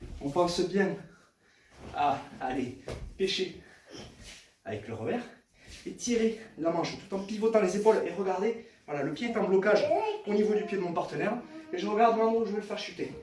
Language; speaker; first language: French; native; French